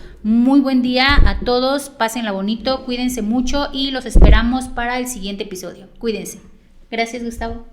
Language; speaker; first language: Spanish; native; Spanish